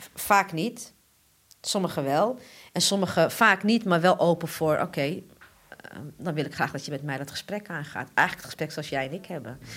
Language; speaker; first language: Dutch; early bilingual, other home language; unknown